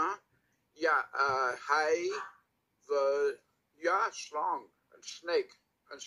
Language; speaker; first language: Dutch; non-native, learner; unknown